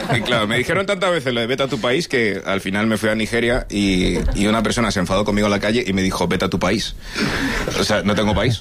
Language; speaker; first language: Spanish; early bilingual, other home language; English